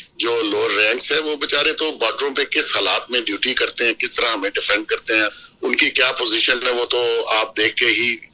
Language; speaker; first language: Urdu; native; Urdu